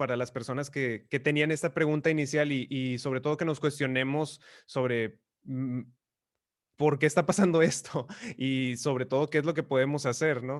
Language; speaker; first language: Spanish; native; Spanish